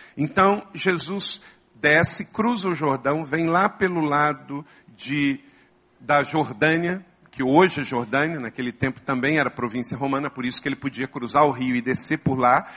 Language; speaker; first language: Portuguese; native; Portuguese